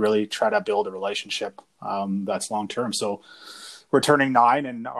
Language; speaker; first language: English; native; English